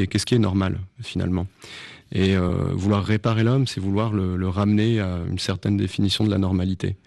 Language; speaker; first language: French; native; French